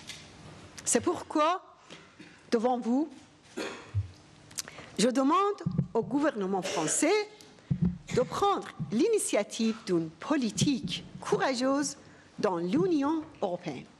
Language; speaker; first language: French; non-native, fluent; Persian